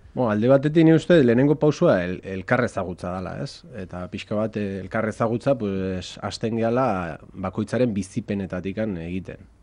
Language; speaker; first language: Basque; native; Basque